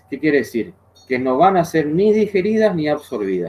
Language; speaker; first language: Spanish; native; Spanish